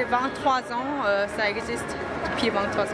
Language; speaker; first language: French; non-native, fluent; Korean